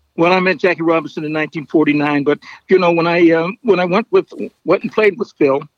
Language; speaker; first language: English; native; English